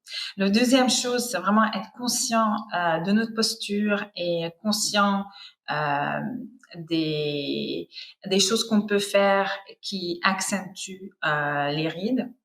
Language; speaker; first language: French; non-native, fluent; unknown